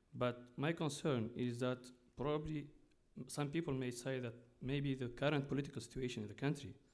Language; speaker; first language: English; non-native, fluent; Arabic